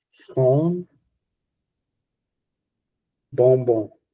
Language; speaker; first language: French; non-native, learner; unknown